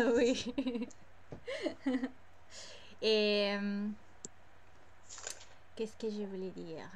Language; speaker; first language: French; non-native, learner; English